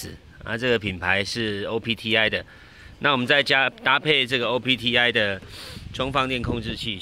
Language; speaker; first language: Chinese; native; Chinese